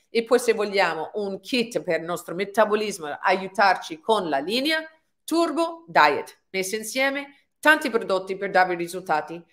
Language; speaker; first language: Italian; non-native, fluent; English